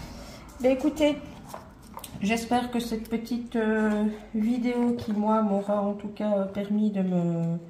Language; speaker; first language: French; native; French